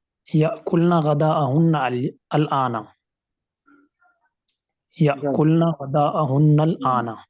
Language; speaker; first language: Arabic; non-native, learner; Hindi